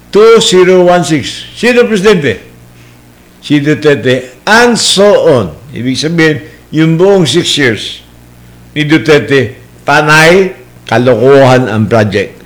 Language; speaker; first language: Filipino; non-native, local second language; Cebuano